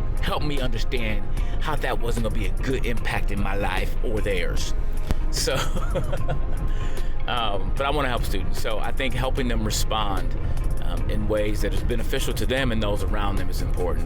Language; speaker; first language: English; native; English